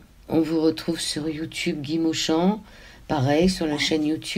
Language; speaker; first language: French; native; French